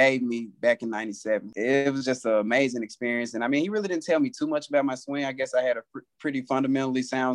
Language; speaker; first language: English; native; English